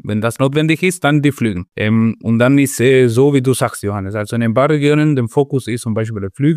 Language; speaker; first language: German; non-native, fluent; Spanish